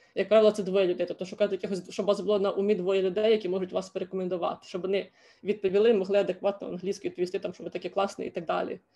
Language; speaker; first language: Ukrainian; native; Ukrainian